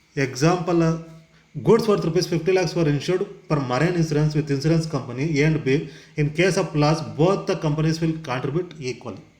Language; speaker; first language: English; non-native, local second language; Kannada